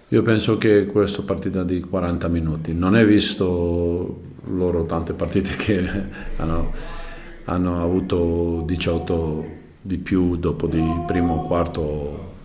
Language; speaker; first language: Italian; non-native, learner; Croatian